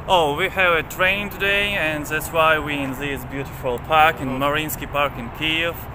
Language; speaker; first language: English; non-native, learner; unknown